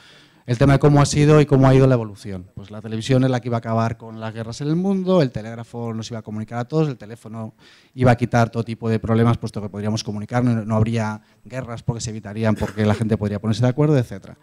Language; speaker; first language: Spanish; native; Spanish